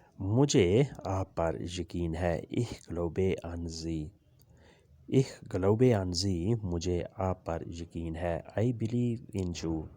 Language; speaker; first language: Urdu; native; Urdu